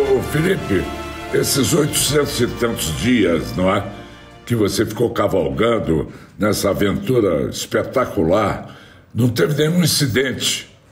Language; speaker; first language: Portuguese; native; Portuguese